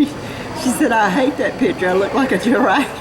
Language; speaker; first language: English; native; English